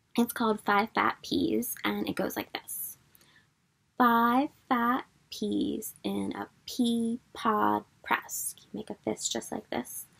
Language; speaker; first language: English; native; English